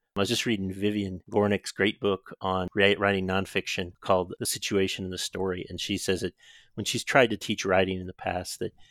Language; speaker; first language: English; native; English